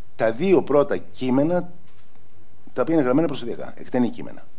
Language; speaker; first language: Greek; native; Greek